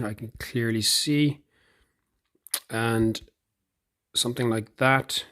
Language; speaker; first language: English; native; English